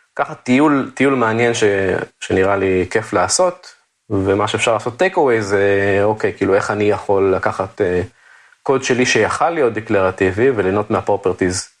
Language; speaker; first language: Hebrew; native; Hebrew